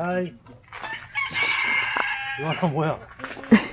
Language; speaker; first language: Korean; native; Korean